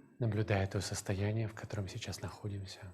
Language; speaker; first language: Russian; native; Russian